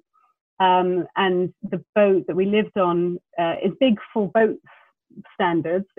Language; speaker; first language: English; native; English